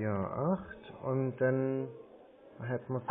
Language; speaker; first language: German; native; German